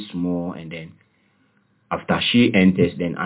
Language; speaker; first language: English; non-native, local second language; Akan